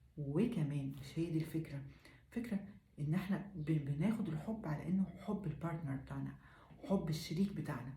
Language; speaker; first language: Arabic; native; Arabic